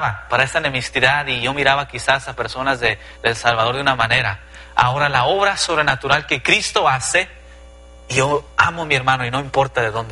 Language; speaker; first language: Spanish; early bilingual, heritage; Spanish